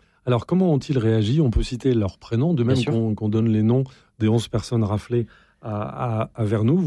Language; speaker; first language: French; native; French